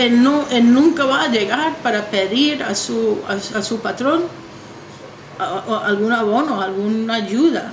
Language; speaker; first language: Spanish; non-native, fluent; English